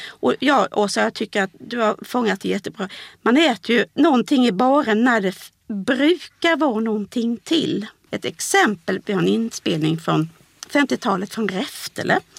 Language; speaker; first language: Swedish; native; Swedish